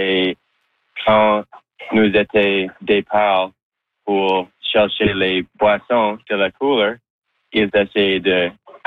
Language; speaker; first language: French; non-native, learner; English